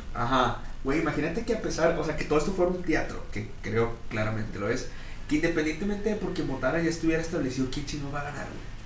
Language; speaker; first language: Spanish; native; Spanish